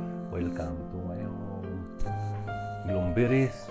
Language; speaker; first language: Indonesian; non-native, learner; Arabic